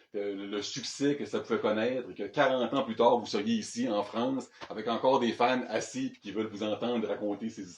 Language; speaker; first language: French; native; French